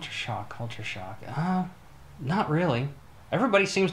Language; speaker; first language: English; native; English